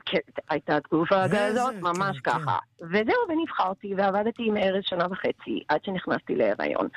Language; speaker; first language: Hebrew; non-native, fluent; English